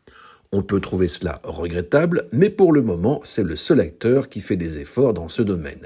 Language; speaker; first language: French; native; French